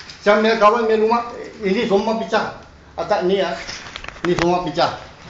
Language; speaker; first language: Malay; non-native, local second language; Chinese